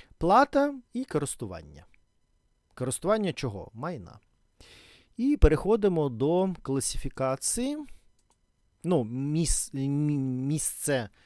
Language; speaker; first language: Ukrainian; non-native, learner; Russian